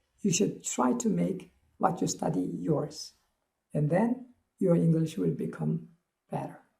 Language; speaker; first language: English; non-native, fluent; Korean